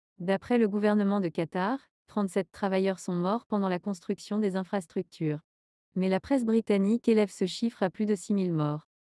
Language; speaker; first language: French; non-native, learner; Spanish